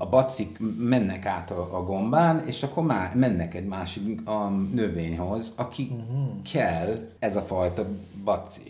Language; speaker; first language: Hungarian; non-native, fluent; English